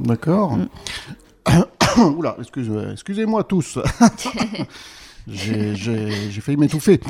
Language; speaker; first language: French; native; French